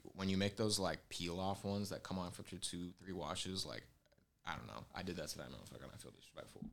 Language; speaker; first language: English; native; English